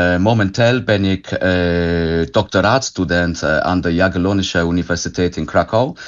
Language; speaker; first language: Dutch; non-native, learner; English